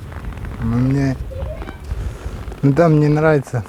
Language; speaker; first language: Russian; non-native, local second language; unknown